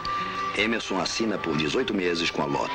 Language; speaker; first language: Portuguese; native; Portuguese